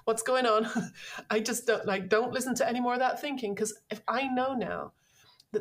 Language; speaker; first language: English; native; English